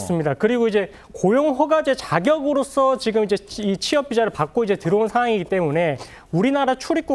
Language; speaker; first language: Korean; native; Korean